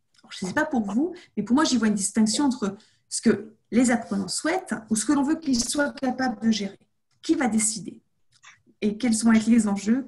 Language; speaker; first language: French; native; French